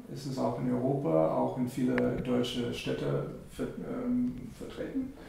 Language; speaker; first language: German; non-native, fluent; English